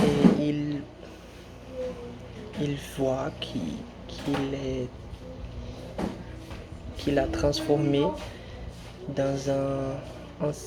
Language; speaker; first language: French; non-native, learner; Portuguese